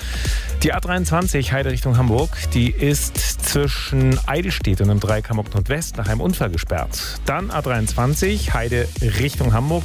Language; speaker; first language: German; native; German